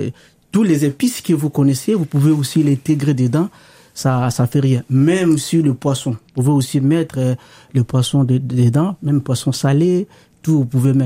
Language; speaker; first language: French; non-native, local second language; Lingala